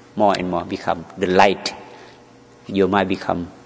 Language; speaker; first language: English; non-native, learner; Thai